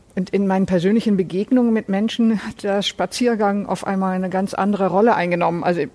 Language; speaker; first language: German; native; German